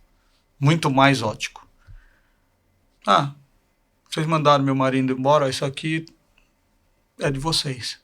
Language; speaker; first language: Portuguese; native; Portuguese